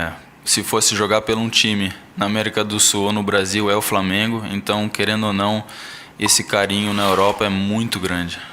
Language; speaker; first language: Portuguese; early bilingual, heritage; Portuguese